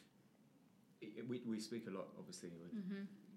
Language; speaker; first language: English; native; English